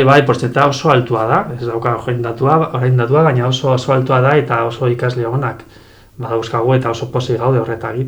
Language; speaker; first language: Basque; non-native, local second language; Spanish